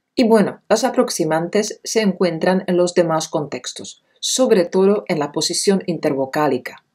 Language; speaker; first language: Spanish; non-native, fluent; Czech